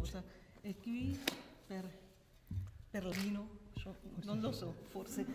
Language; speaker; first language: Italian; non-native, local second language; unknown